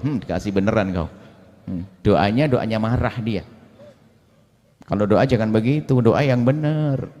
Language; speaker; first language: Indonesian; native; Indonesian